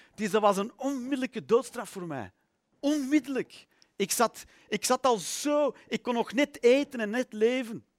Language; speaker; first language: Dutch; native; Dutch